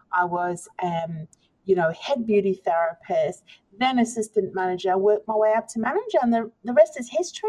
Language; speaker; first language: English; native; English